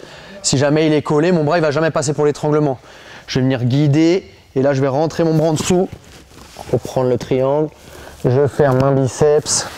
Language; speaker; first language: French; native; French